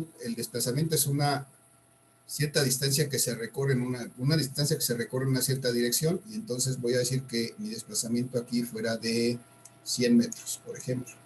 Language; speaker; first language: Spanish; native; Spanish